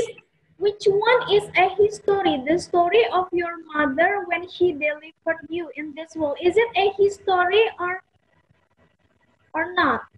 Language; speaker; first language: English; non-native, fluent; Indonesian